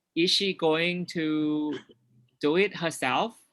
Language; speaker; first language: English; non-native, fluent; Thai